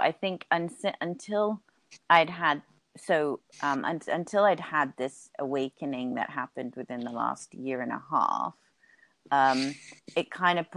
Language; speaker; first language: English; native; English